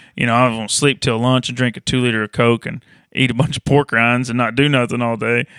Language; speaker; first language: English; native; English